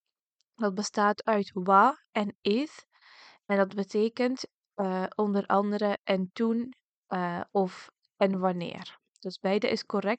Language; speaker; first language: Dutch; early bilingual, other home language; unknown